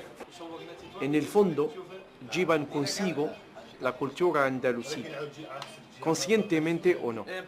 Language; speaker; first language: Spanish; non-native, fluent; Arabic